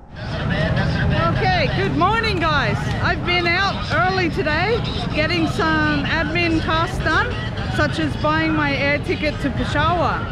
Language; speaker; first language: English; native; English